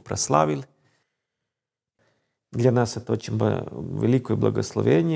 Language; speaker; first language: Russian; non-native, fluent; Serbian